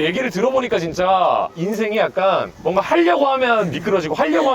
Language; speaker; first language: Korean; native; Korean